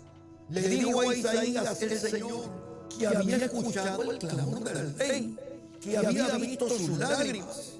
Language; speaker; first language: Spanish; native; Spanish